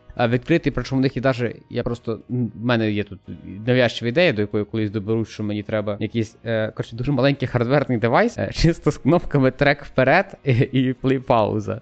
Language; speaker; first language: Ukrainian; non-native, local second language; Russian